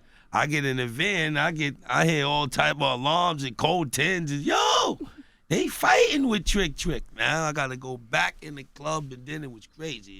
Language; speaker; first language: English; native; English